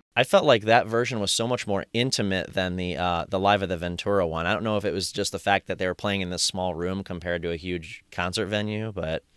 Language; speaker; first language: English; native; English